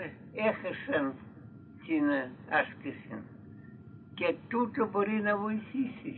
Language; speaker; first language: Greek; non-native, fluent; Russian